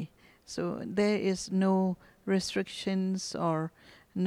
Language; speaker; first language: English; non-native, fluent; Burmese